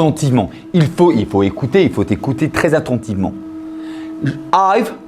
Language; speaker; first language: French; non-native, fluent; English